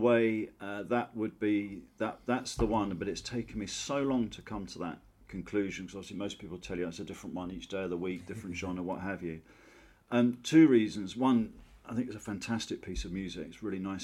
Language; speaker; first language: English; native; English